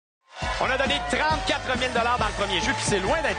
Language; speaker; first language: French; native; French